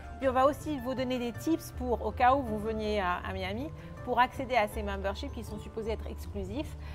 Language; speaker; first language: French; native; French